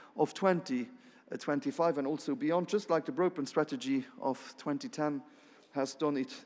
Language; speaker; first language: English; non-native, fluent; Luxembourgish